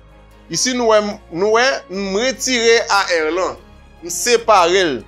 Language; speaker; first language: Spanish; non-native, fluent; Haitian Creole